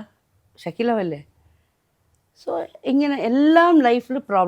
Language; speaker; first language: Malayalam; non-native, local second language; Tamil